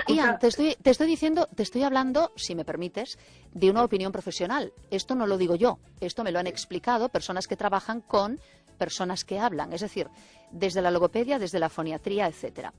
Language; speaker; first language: Spanish; native; Spanish